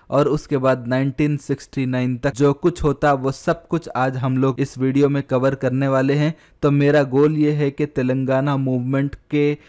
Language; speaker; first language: Hindi; non-native, local second language; Urdu